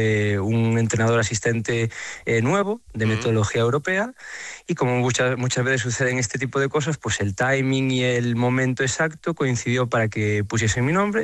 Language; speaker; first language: Spanish; native; Spanish